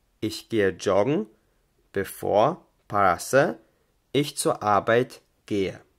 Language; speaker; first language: German; non-native, fluent; Albanian